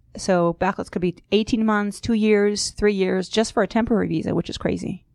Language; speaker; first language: English; non-native, fluent; Hebrew